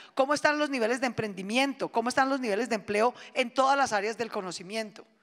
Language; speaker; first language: Spanish; native; Spanish